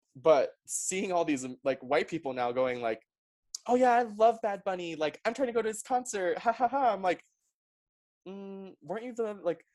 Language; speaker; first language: English; early bilingual, other home language; Spanish